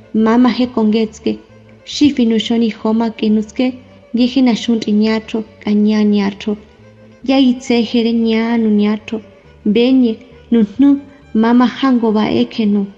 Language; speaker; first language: Spanish; non-native, local second language; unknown